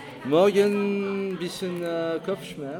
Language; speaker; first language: German; non-native, learner; French